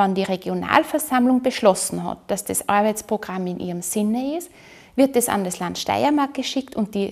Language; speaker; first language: German; native; German